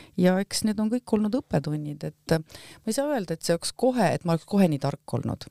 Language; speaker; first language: Estonian; native; Estonian